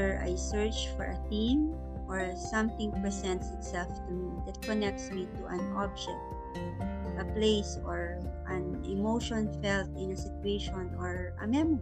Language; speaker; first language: English; non-native, local second language; Iloko